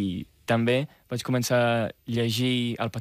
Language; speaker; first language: Catalan; non-native, fluent; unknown